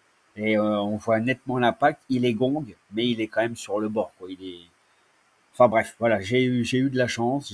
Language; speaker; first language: French; native; French